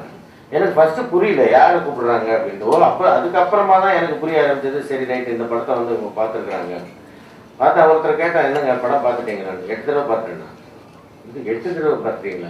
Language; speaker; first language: Tamil; native; Tamil